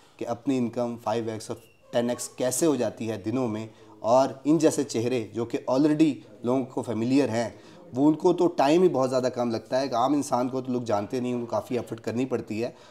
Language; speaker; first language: Urdu; native; Urdu